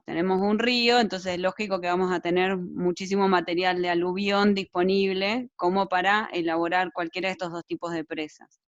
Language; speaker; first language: Spanish; native; Spanish